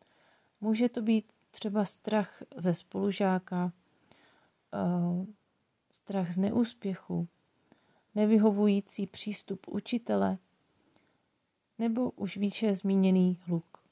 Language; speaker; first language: Czech; native; Czech